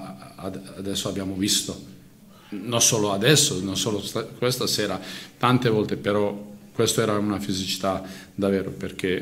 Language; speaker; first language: Italian; non-native, fluent; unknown